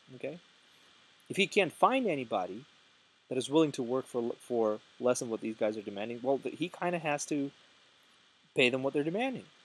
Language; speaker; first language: English; non-native, fluent; Russian